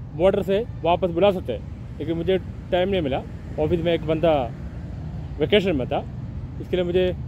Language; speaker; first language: Hindi; non-native, local second language; Malayalam